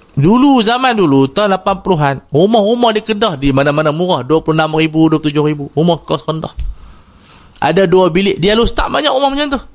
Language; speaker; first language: Malay; native; Malay